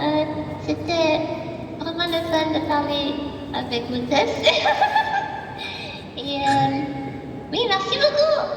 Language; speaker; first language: French; non-native, fluent; English